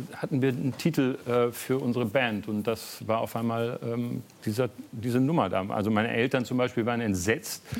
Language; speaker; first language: German; native; German